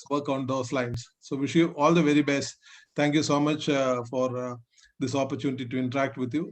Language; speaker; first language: English; non-native, local second language; Malayalam